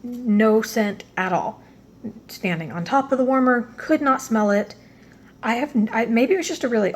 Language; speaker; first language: English; native; English